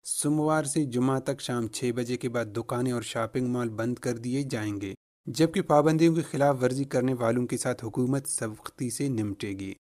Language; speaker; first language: Urdu; non-native, local second language; Baluchi